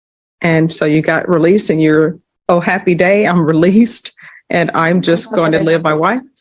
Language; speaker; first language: English; native; English